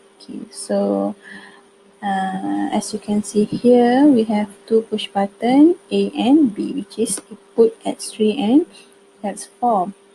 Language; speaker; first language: English; non-native, local second language; Malay